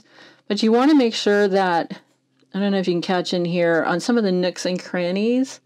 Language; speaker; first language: English; native; English